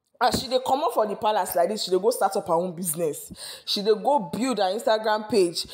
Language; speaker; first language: Nigerian Pidgin; non-native, local second language; Yoruba